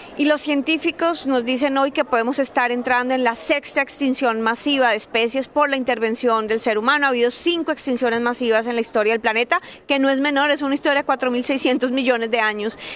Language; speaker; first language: Spanish; native; Spanish